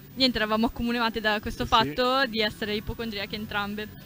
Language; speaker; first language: Italian; native; Italian